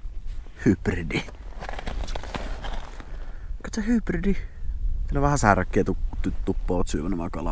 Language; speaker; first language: Finnish; native; Finnish